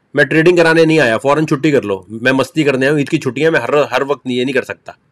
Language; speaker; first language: Urdu; native; Urdu